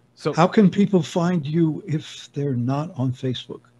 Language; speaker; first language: English; native; English